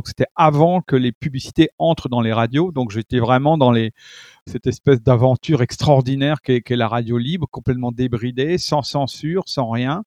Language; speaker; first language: French; native; French